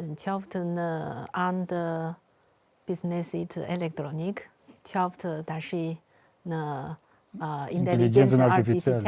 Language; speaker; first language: Albanian; non-native, fluent; Chinese